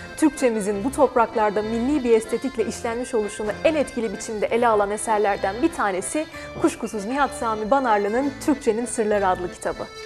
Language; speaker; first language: Turkish; native; Turkish